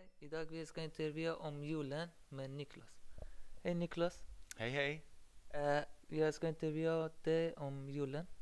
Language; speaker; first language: Swedish; non-native, learner; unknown